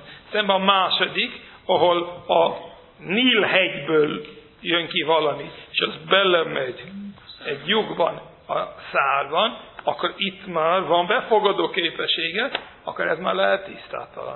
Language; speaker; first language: Hungarian; non-native, fluent; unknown